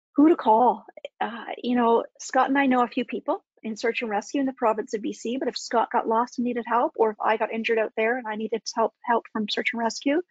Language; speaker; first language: English; native; English